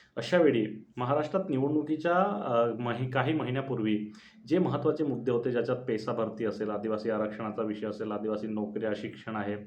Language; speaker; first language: Marathi; non-native, local second language; Bhili